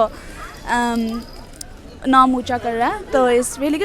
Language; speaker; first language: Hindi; early bilingual, heritage; Urdu